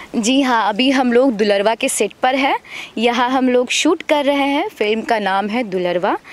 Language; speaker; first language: Hindi; native; Hindi